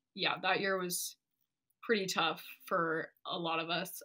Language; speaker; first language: English; native; English